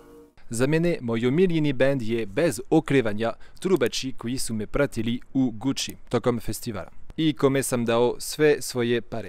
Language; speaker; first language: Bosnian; non-native, fluent; French